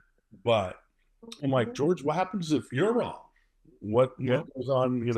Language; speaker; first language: English; native; English